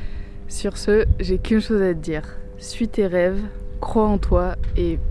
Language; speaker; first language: French; native; French